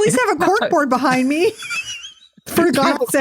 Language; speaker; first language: English; native; English